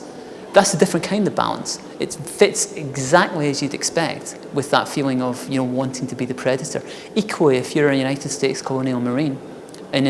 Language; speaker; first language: English; native; English